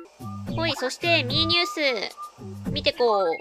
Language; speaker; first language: Japanese; native; Japanese